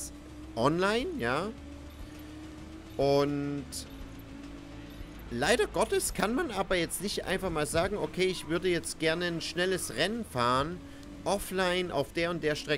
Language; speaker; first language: German; native; German